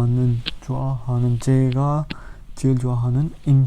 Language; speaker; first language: Korean; non-native, fluent; Urdu